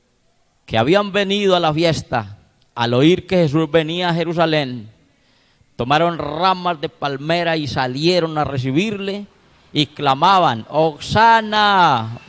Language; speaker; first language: Spanish; native; Spanish